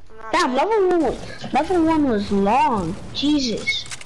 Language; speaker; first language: English; early bilingual, other home language; Spanish